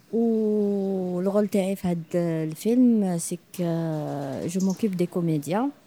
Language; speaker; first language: French; non-native, local second language; Arabic